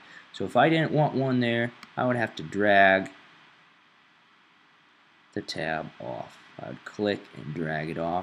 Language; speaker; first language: English; native; English